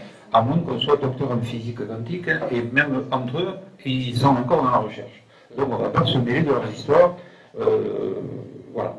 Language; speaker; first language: French; native; French